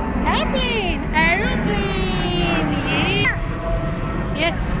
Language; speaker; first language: English; non-native, local second language; Hindi